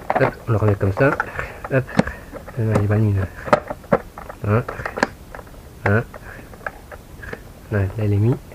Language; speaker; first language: French; native; French